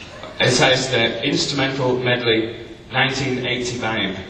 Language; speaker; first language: German; non-native, learner; English